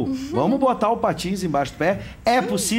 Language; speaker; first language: Portuguese; native; Portuguese